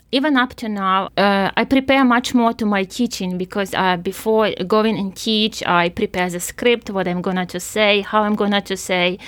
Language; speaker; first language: English; non-native, fluent; Ukrainian